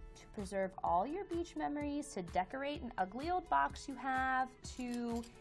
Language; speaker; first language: English; native; English